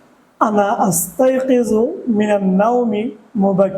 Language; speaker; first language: Arabic; non-native, fluent; Bangla